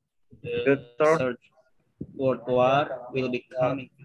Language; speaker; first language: English; non-native, learner; Indonesian